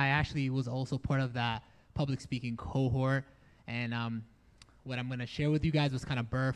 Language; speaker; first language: English; native; English